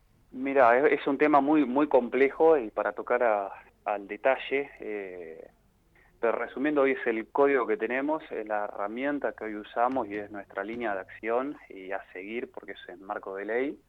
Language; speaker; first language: Spanish; native; Spanish